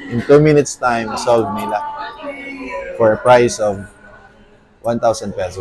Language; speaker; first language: English; non-native, local second language; Cebuano